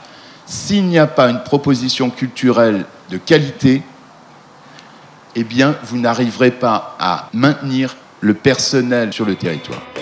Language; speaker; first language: French; native; French